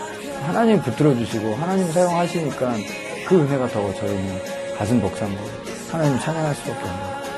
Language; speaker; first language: Korean; native; Korean